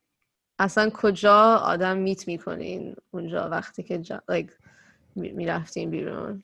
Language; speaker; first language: Persian; early bilingual, heritage; Persian